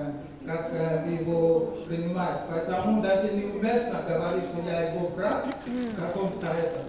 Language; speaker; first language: Russian; non-native, learner; Yoruba